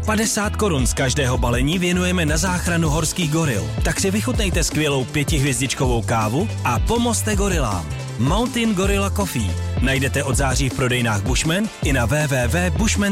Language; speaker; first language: Czech; native; Czech